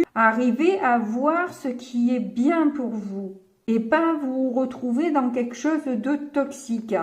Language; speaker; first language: French; native; French